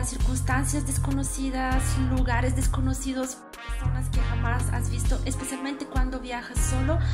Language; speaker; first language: Spanish; non-native, fluent; Bulgarian